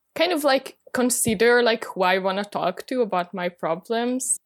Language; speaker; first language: English; non-native, fluent; Hungarian